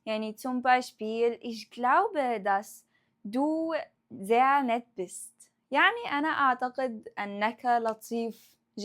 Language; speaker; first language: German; non-native, fluent; Arabic